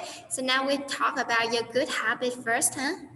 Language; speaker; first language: English; non-native, fluent; Vietnamese